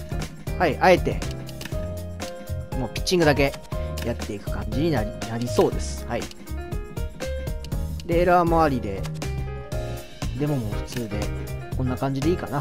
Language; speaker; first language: Japanese; native; Japanese